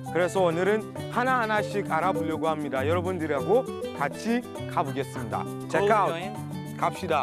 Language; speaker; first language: Korean; non-native, fluent; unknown